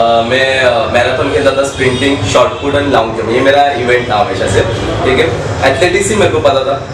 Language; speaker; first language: Hindi; native; Hindi